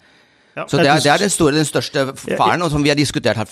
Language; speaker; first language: Norwegian; non-native, fluent; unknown